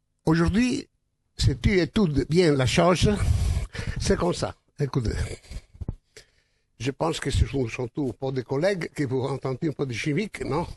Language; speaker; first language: French; non-native, learner; Italian